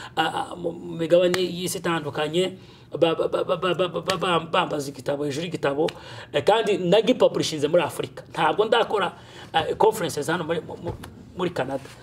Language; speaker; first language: Kinyarwanda; early bilingual, heritage; Kinyarwanda